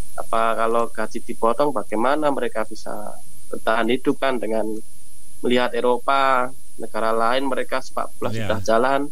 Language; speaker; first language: Indonesian; native; Indonesian